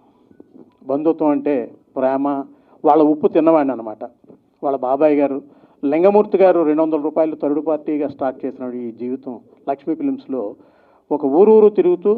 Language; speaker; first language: Telugu; native; Telugu